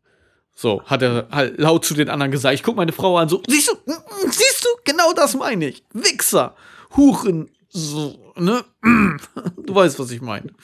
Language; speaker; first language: German; native; German